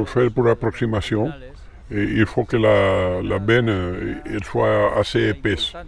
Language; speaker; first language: French; non-native, learner; Spanish